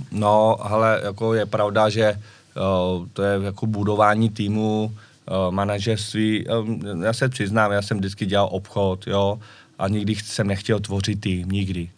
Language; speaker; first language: Czech; early bilingual, other home language; Vietnamese